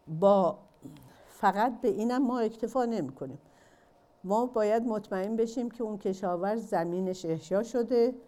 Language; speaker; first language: Persian; native; Persian